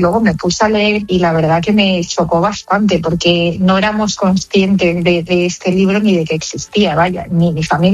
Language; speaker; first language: Spanish; native; Spanish